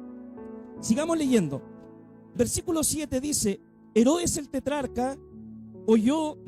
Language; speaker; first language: Spanish; native; Spanish